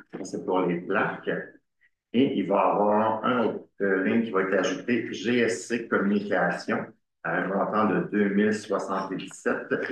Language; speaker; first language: French; native; French